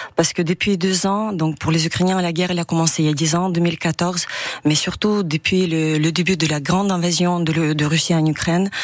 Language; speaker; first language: French; non-native, fluent; Ukrainian